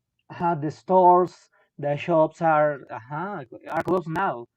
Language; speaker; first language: English; non-native, local second language; Spanish